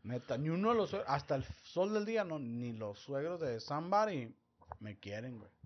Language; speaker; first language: Spanish; early bilingual, heritage; Spanish